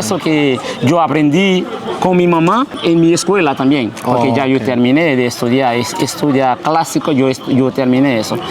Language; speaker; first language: Spanish; early bilingual, heritage; Haitian Creole